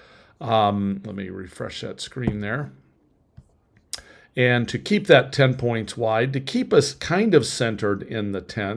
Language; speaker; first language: English; native; English